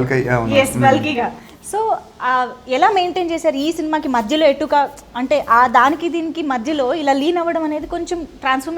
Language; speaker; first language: Telugu; native; Telugu